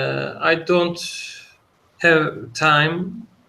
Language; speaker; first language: English; non-native, learner; Turkish